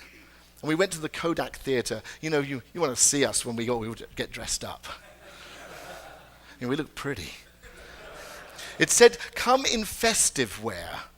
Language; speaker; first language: English; native; English